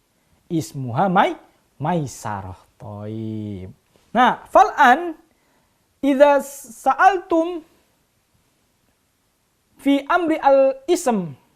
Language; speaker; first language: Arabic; non-native, fluent; Indonesian